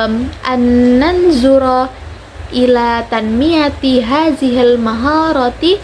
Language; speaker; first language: Arabic; non-native, learner; Indonesian